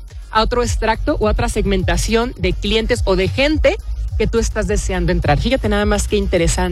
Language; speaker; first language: Spanish; native; Spanish